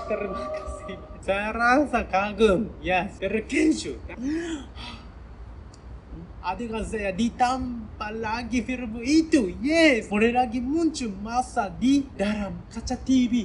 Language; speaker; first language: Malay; non-native, learner; Japanese